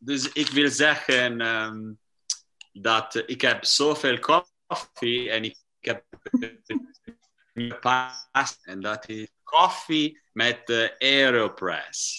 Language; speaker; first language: Dutch; non-native, learner; Portuguese